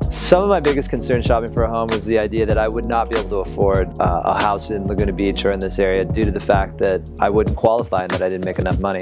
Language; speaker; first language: English; native; English